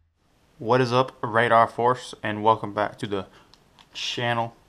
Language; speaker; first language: English; native; English